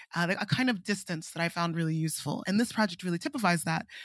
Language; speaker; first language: English; non-native, local second language; Igbo